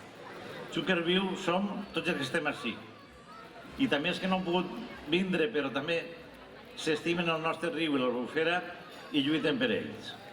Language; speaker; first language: Catalan; native; Catalan